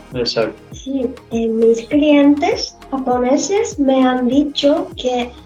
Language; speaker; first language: Spanish; non-native, learner; Japanese